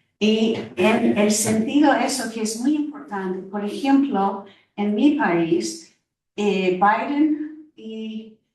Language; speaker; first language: Spanish; non-native, fluent; English